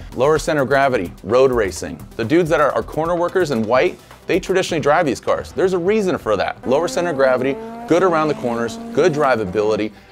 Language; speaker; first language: English; native; English